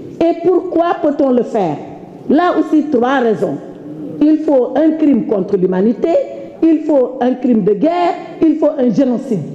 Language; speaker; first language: French; non-native, local second language; Wolof